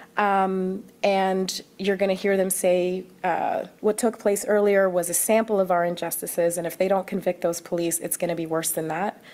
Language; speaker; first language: English; early bilingual, other home language; Arabic